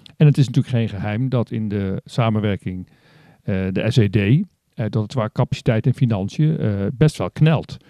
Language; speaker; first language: Dutch; native; Dutch